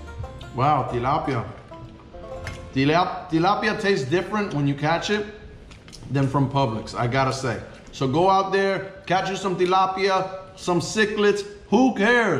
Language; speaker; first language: English; native; English